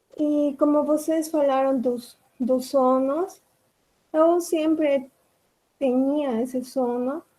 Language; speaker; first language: Portuguese; non-native, learner; Spanish